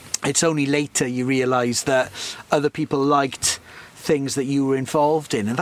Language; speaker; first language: English; native; English